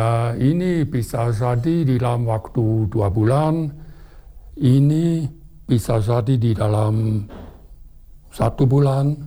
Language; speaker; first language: Indonesian; non-native, fluent; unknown